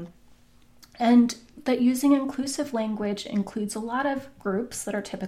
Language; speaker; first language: English; native; English